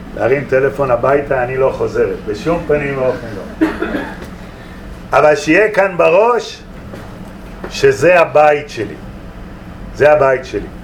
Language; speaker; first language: Hebrew; native; Hebrew